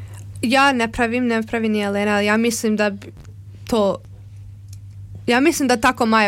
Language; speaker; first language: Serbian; early bilingual, heritage; Serbian